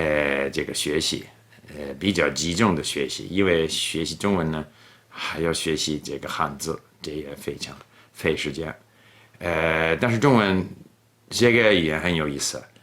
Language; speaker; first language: Chinese; non-native, fluent; English